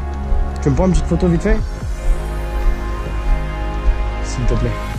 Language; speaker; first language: French; native; French